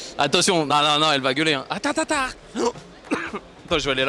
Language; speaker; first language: French; native; French